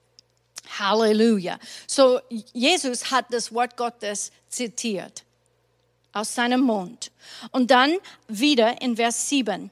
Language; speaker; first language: German; non-native, fluent; English